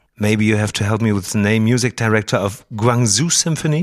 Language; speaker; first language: English; non-native, fluent; German